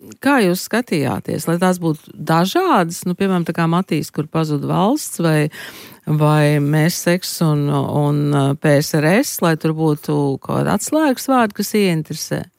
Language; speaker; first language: Latvian; native; Latvian